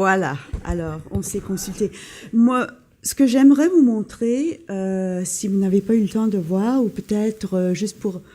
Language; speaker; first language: French; non-native, local second language; English